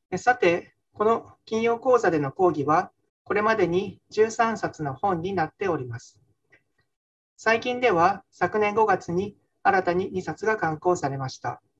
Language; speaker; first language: Japanese; native; Japanese